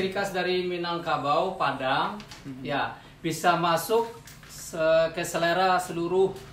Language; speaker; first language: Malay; non-native, local second language; Minangkabau